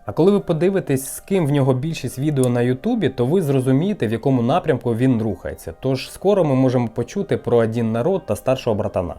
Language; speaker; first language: Ukrainian; non-native, local second language; Russian